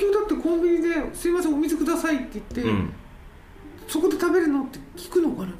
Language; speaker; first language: Japanese; native; Japanese